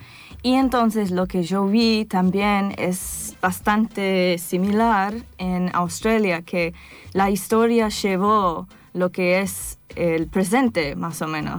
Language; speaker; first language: Spanish; non-native, fluent; English